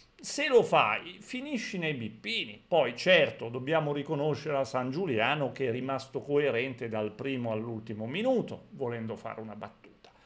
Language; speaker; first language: Italian; native; Italian